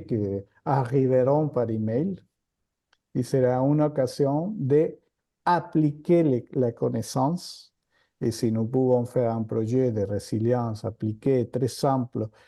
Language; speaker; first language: French; non-native, fluent; Spanish